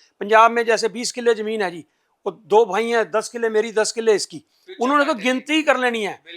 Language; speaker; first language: Hindi; non-native, local second language; Punjabi